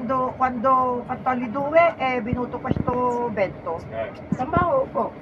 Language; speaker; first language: Italian; non-native, learner; Filipino